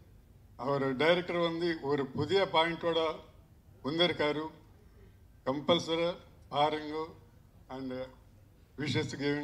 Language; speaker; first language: Tamil; non-native, learner; Telugu